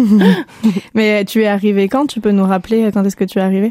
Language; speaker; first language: French; native; French